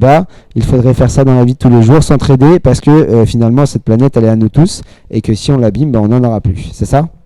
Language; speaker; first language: French; native; French